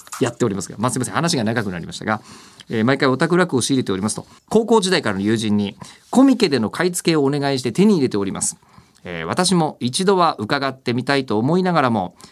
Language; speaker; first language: Japanese; native; Japanese